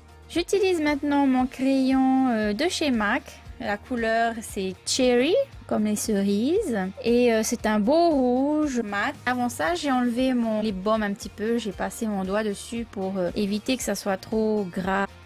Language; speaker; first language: French; native; French